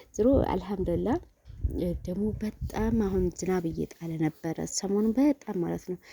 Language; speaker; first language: Amharic; native; Amharic